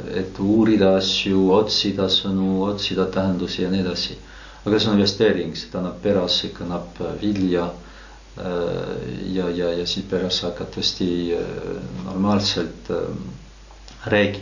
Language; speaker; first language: Estonian; non-native, fluent; French